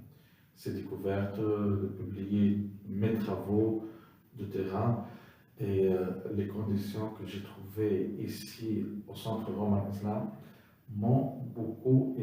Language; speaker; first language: French; non-native, local second language; Arabic